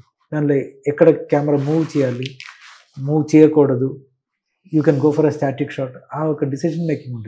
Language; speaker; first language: Telugu; non-native, learner; Malayalam